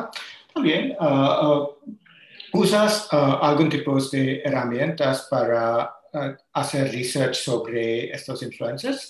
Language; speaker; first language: Spanish; non-native, learner; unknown